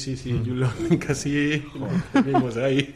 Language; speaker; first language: Spanish; non-native, fluent; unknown